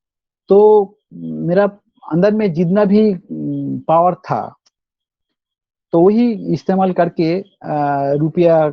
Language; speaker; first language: Hindi; non-native, local second language; Bangla